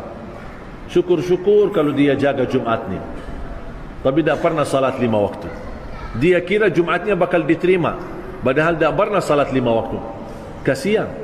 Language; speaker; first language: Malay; non-native, fluent; Arabic